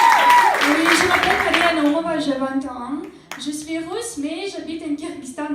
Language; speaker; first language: French; non-native, learner; Russian